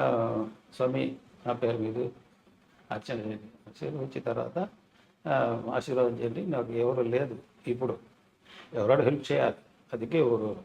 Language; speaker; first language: Telugu; non-native, learner; Tamil